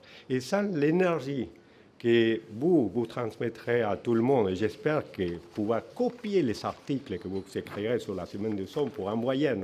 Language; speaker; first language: French; non-native, fluent; Spanish